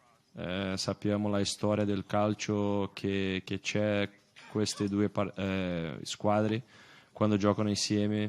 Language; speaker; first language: Italian; non-native, fluent; Portuguese